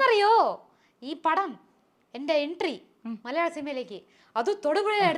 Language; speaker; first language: Malayalam; non-native, local second language; Tamil